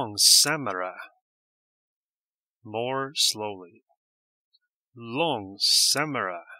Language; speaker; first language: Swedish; non-native, learner; English